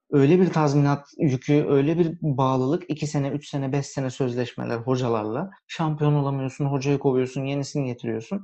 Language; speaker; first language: Turkish; early bilingual, heritage; Turkish